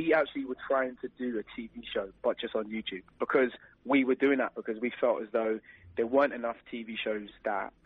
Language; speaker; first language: English; native; English